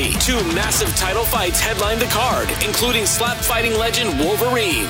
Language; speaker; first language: English; native; English